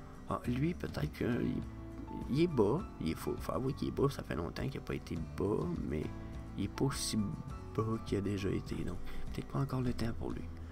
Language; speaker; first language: French; native; French